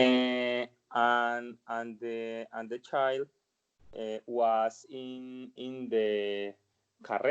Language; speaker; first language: English; non-native, learner; Spanish